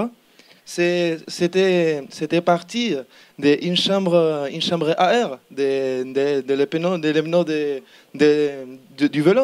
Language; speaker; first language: French; non-native, learner; Spanish